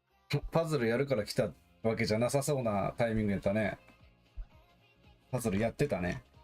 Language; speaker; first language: Japanese; native; Japanese